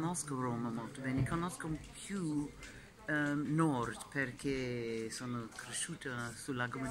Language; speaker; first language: Italian; non-native, fluent; English